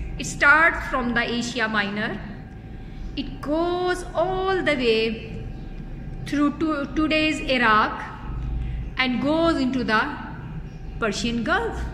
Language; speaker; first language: English; non-native, local second language; Urdu